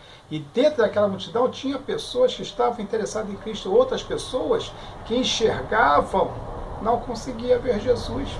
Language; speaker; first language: Portuguese; native; Portuguese